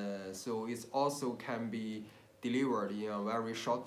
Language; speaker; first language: English; non-native, learner; Chinese